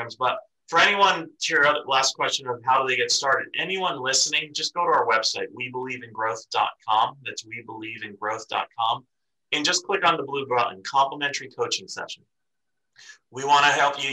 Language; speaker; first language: English; native; English